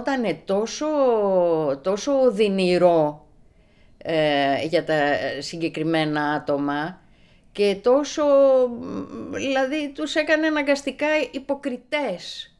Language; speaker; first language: Greek; native; Greek